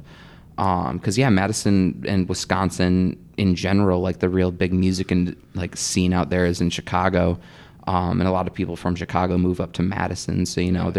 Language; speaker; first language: English; native; English